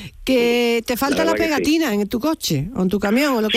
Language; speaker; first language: Spanish; native; Spanish